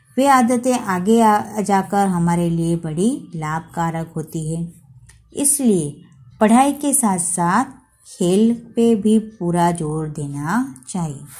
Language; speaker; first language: Hindi; non-native, local second language; Gujarati